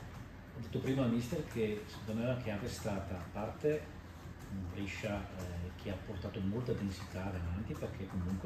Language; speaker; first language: Italian; native; Italian